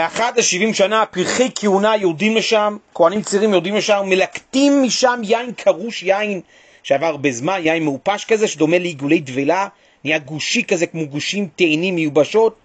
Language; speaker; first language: Hebrew; native; Hebrew